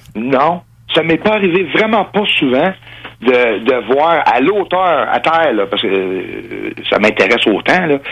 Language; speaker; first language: French; non-native, local second language; English